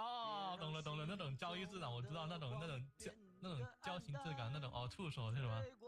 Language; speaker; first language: Chinese; native; Chinese